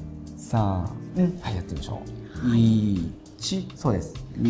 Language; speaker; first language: Japanese; native; Japanese